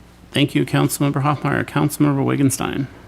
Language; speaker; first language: English; native; English